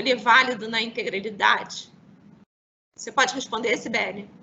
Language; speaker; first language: Portuguese; native; Portuguese